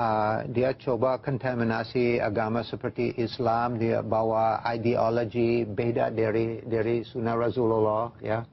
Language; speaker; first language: Indonesian; non-native, fluent; English